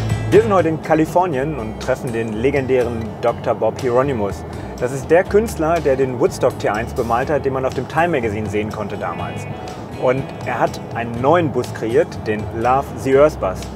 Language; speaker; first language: German; native; German